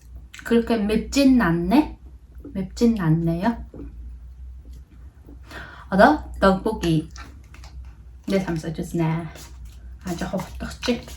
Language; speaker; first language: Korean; non-native, learner; Mongolian